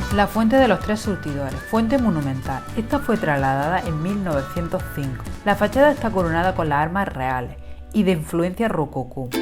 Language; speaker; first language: Spanish; native; Spanish